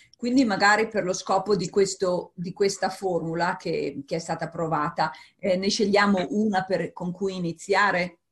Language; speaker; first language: Italian; early bilingual, heritage; English